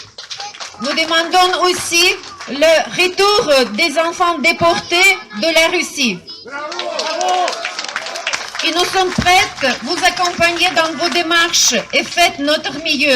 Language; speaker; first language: French; non-native, fluent; Russian